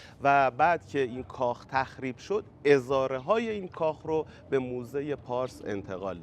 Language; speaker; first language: Persian; native; Persian